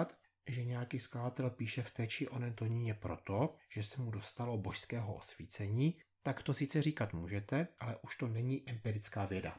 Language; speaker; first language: Czech; native; Czech